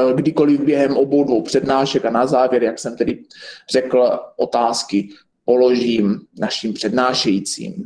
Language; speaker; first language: Czech; native; Czech